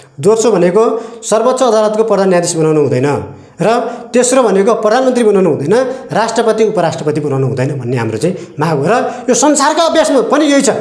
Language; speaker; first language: Nepali; native; Nepali